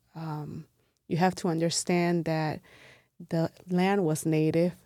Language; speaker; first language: English; non-native, fluent; Spanish